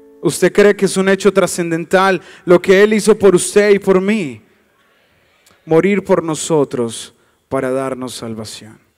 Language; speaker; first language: Spanish; native; Spanish